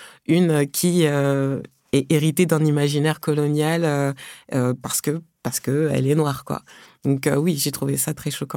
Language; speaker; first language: French; early bilingual, other home language; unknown